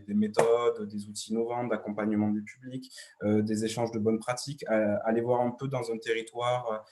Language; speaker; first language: French; native; French